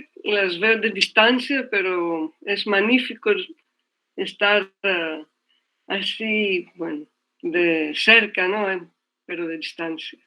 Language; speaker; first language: Spanish; non-native, fluent; Greek